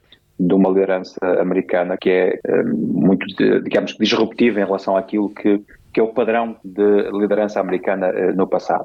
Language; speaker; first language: Portuguese; native; Portuguese